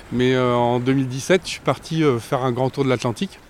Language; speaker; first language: French; native; French